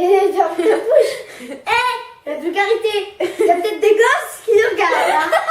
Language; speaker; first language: French; native; French